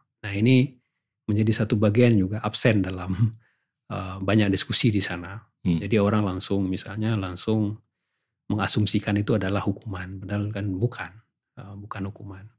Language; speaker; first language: Indonesian; non-native, local second language; Achinese